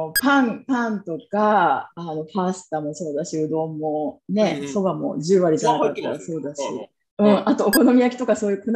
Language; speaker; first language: Japanese; native; Japanese